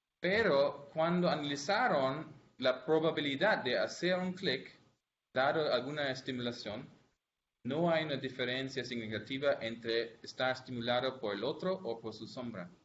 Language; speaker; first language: Spanish; non-native, fluent; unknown